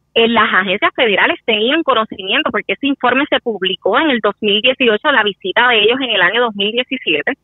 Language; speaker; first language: Spanish; native; Spanish